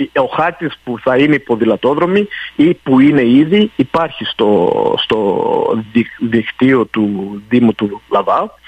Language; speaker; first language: Greek; early bilingual, heritage; Greek